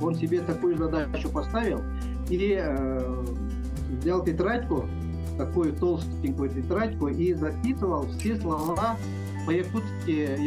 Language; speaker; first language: Russian; non-native, local second language; Yakut